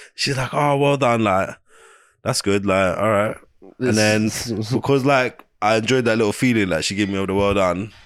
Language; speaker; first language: English; non-native, local second language; Arabic